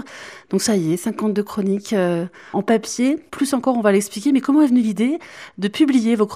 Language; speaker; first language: French; native; French